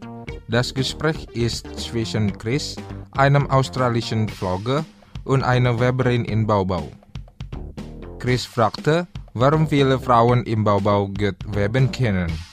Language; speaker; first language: German; non-native, fluent; Indonesian